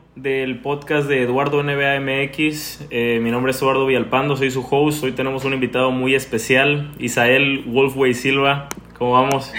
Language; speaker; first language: Spanish; native; Spanish